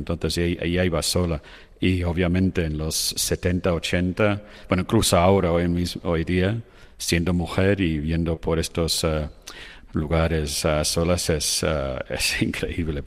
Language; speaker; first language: Spanish; non-native, fluent; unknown